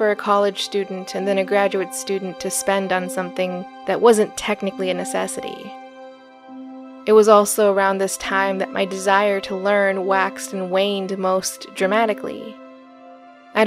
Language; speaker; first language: English; native; English